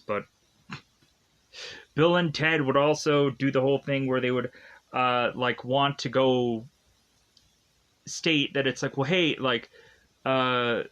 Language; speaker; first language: English; native; English